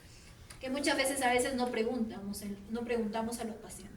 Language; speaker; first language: Spanish; native; Spanish